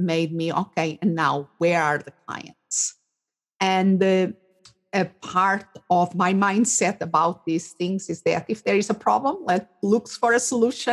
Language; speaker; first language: English; non-native, fluent; Portuguese